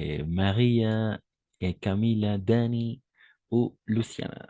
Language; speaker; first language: French; non-native, fluent; Spanish